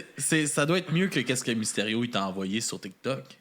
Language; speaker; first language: French; native; French